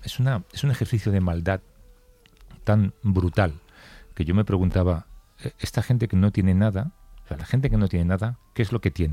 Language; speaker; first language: Spanish; native; Spanish